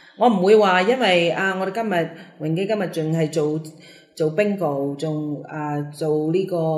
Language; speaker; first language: Cantonese; native; Cantonese